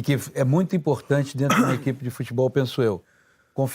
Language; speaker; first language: Portuguese; native; Portuguese